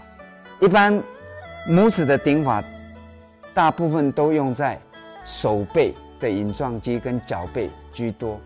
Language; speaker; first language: Chinese; native; Chinese